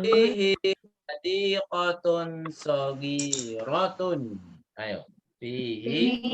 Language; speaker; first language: Arabic; non-native, fluent; Indonesian